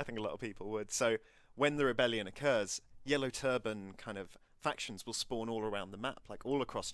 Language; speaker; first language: English; native; English